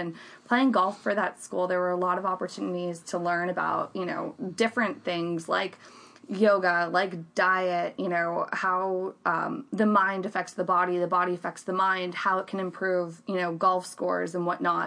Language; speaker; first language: English; native; English